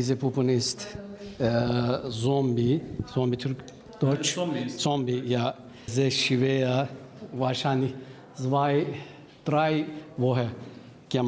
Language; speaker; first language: German; non-native, learner; Turkish